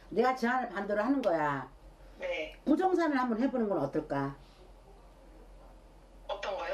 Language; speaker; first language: Korean; native; Korean